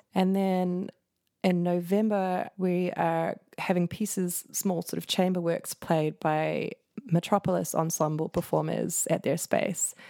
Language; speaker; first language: English; native; English